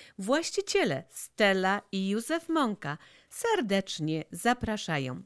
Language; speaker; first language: Polish; native; Polish